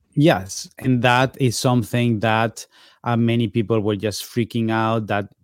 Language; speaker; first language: English; non-native, fluent; Spanish